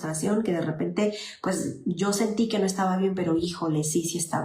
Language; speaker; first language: Spanish; native; Spanish